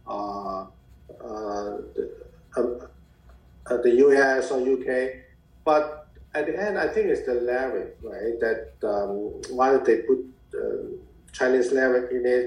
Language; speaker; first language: English; non-native, fluent; Chinese